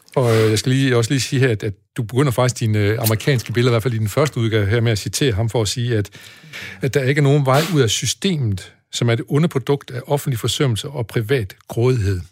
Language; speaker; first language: Danish; native; Danish